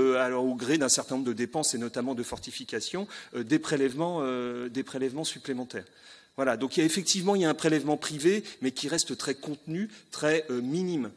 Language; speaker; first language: French; native; French